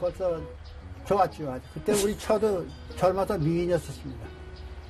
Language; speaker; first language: Korean; native; Korean